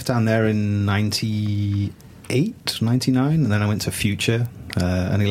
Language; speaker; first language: English; native; English